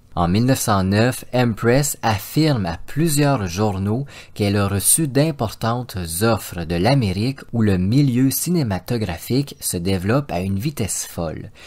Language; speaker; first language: French; native; French